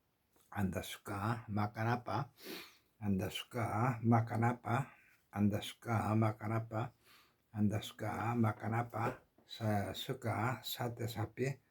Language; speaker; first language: Indonesian; non-native, learner; Korean